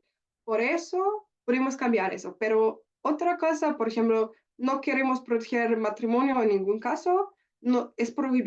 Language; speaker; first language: Spanish; non-native, learner; German